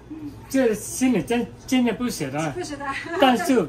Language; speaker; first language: Chinese; non-native, learner; Cantonese